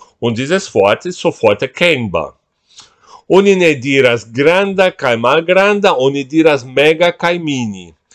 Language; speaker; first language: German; non-native, fluent; Portuguese